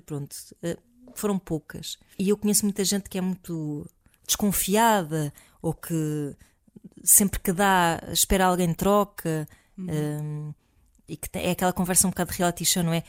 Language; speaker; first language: Portuguese; native; Portuguese